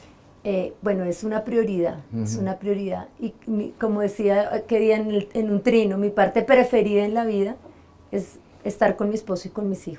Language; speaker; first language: Spanish; native; Spanish